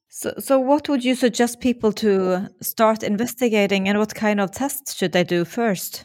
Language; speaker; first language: English; non-native, fluent; Norwegian